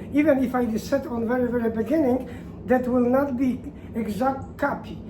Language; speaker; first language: English; non-native, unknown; Polish